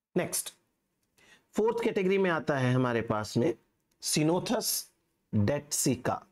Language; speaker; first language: Hindi; native; Hindi